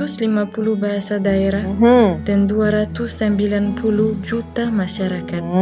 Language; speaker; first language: Indonesian; non-native, fluent; French